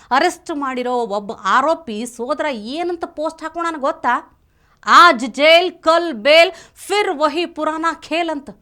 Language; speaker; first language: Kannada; native; Kannada